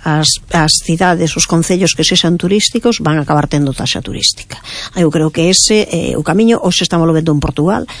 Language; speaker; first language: Galician; native; Galician